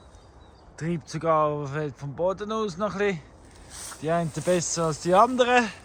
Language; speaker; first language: German; non-native, fluent; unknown